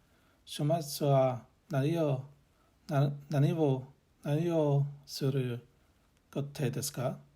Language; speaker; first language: Japanese; non-native, learner; English